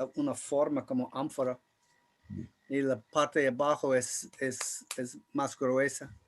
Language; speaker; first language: Spanish; non-native, fluent; English